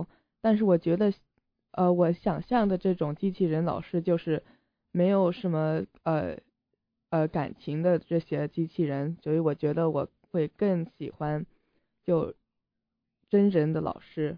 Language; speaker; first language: Chinese; early bilingual, heritage; Chinese